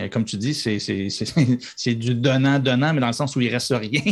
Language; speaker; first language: French; native; French